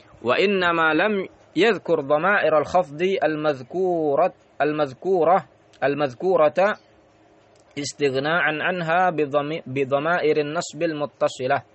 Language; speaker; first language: Arabic; non-native, fluent; Indonesian